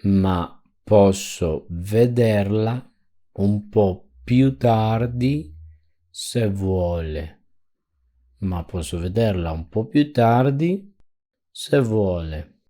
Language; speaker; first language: Italian; non-native, fluent; Spanish